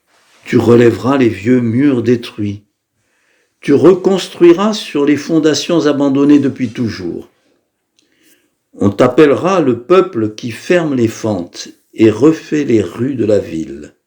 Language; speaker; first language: French; native; French